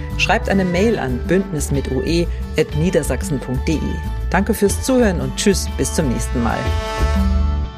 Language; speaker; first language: German; native; German